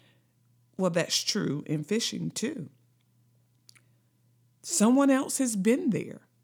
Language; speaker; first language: English; native; English